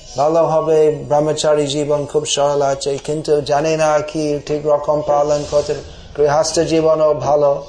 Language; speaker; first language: Bangla; non-native, fluent; English